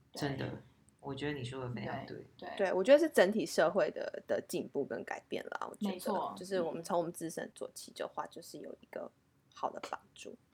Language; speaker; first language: Chinese; non-native, fluent; English